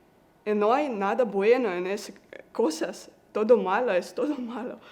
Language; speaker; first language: Spanish; non-native, learner; Russian